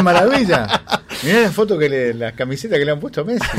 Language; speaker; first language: Spanish; native; Spanish